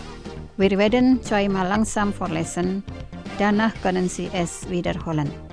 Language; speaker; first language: German; non-native, fluent; Indonesian